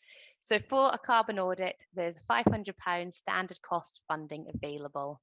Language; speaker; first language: English; native; English